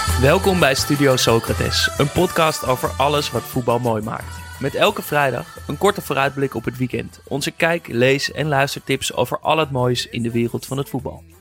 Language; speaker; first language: Dutch; native; Dutch